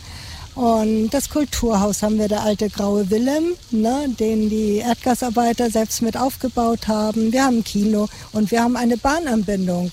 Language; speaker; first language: German; native; German